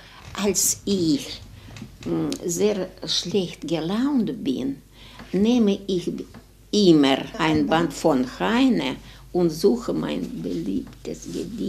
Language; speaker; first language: German; non-native, fluent; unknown